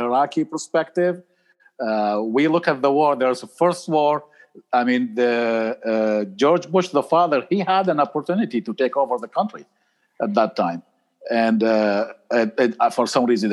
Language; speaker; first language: English; non-native, fluent; Arabic